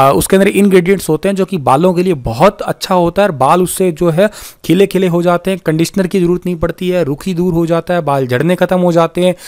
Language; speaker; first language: Hindi; native; Hindi